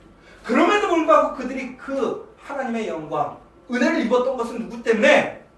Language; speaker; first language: Korean; native; Korean